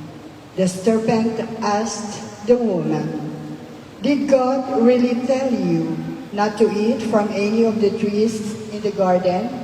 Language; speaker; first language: English; non-native, local second language; Filipino